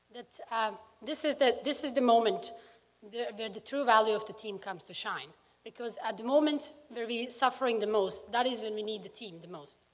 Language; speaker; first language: English; early bilingual, other home language; Bosnian